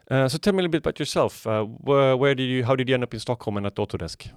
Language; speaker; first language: English; non-native, fluent; Swedish